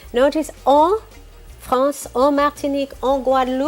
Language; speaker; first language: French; non-native, fluent; English